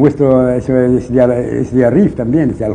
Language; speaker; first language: Spanish; non-native, local second language; Riffian